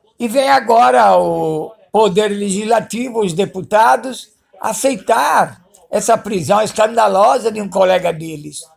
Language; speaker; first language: Portuguese; early bilingual, other home language; Spanish